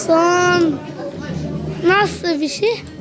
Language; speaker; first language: Turkish; non-native, local second language; Kurdish